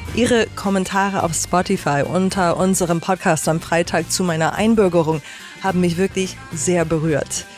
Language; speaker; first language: German; native; German